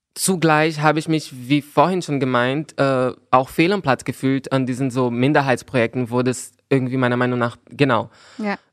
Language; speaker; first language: German; non-native, fluent; Portuguese